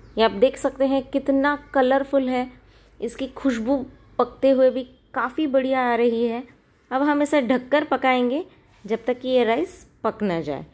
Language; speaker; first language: Hindi; non-native, local second language; Marathi